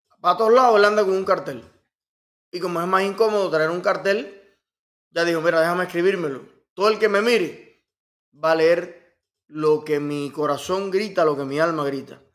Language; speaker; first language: Spanish; native; Spanish